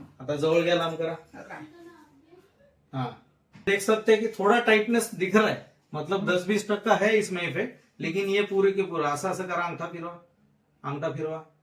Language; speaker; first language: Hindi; non-native, local second language; Marathi